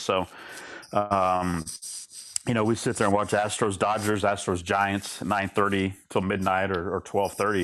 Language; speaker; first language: English; native; English